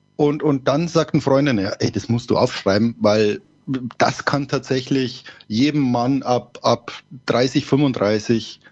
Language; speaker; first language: German; native; German